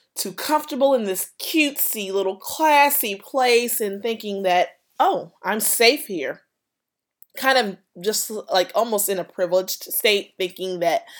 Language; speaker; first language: English; native; English